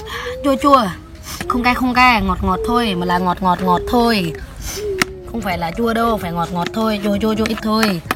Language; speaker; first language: Vietnamese; non-native, local second language; Jarai